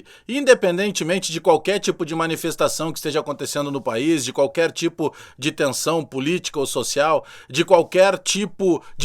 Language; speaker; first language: Portuguese; native; Portuguese